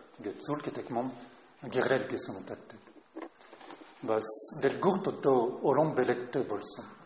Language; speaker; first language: Mongolian; non-native, fluent; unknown